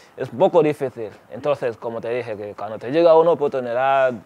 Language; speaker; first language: Spanish; non-native, fluent; Ganda